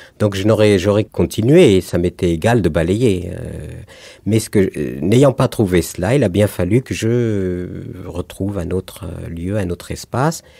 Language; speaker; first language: French; non-native, local second language; Arabic